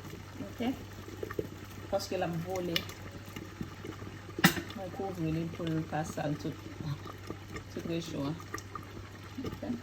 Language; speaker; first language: French; non-native, learner; Haitian Creole